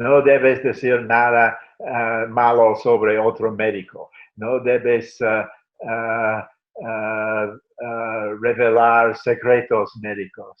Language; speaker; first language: Spanish; non-native, fluent; English